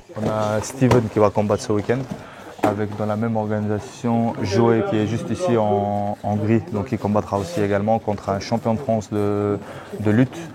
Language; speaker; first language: French; native; French